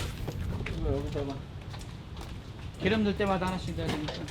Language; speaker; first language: Korean; native; Korean